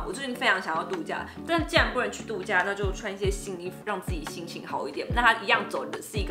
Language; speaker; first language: Chinese; native; Chinese